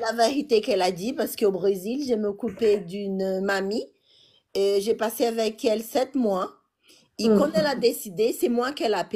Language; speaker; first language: French; non-native, learner; Portuguese